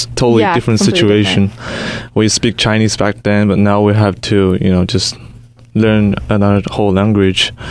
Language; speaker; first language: English; non-native, fluent; Chinese